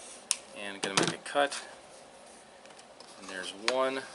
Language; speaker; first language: English; native; English